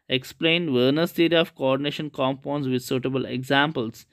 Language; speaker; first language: English; non-native, local second language; Telugu